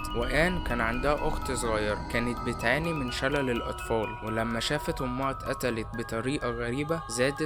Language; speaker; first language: Arabic; native; Arabic